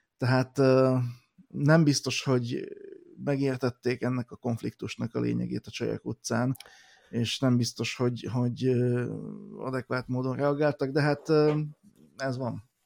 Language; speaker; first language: Hungarian; native; Hungarian